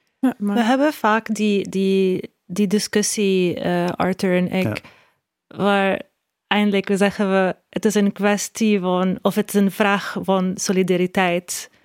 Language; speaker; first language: Dutch; non-native, learner; Arabic